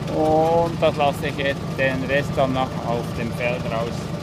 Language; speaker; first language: German; native; German